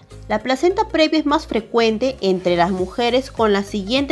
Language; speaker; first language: Spanish; native; Spanish